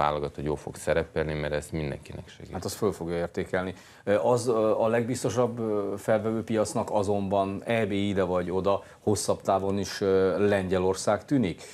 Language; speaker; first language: Hungarian; native; Hungarian